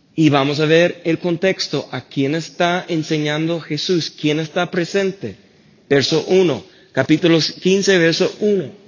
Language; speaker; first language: Spanish; non-native, fluent; English